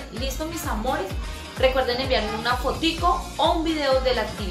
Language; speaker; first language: Spanish; native; Spanish